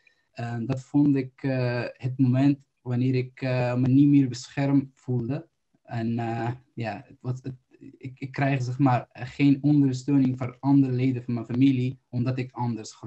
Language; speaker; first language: Dutch; non-native, learner; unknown